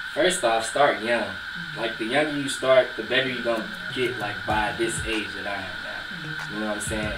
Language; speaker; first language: English; native; English